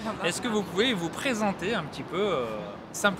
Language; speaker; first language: French; native; French